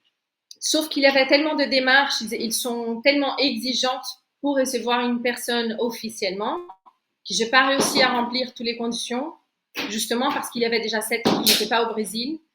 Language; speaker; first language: French; non-native, fluent; Portuguese